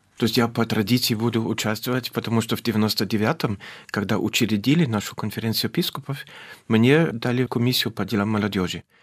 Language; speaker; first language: Russian; non-native, fluent; German